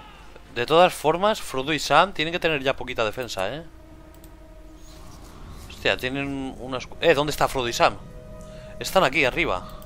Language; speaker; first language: Spanish; native; Spanish